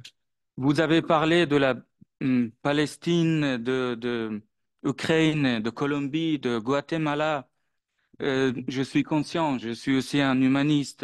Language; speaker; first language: French; non-native, fluent; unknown